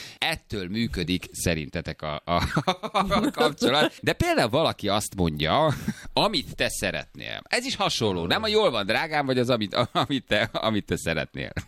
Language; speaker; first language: Hungarian; native; Hungarian